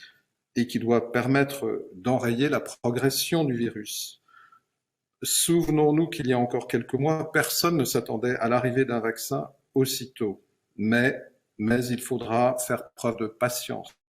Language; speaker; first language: French; native; French